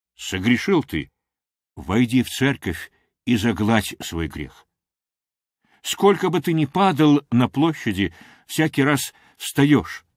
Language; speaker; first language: Russian; non-native, local second language; Armenian